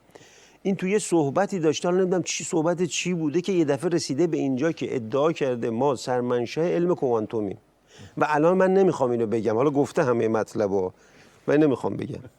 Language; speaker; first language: Persian; native; Persian